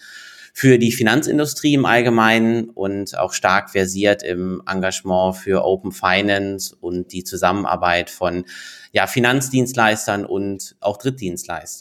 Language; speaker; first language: German; native; German